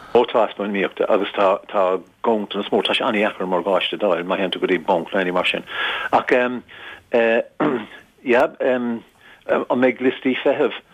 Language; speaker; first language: Irish; native; Irish